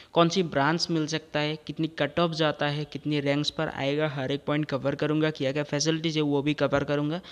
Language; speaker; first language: Hindi; non-native, local second language; Assamese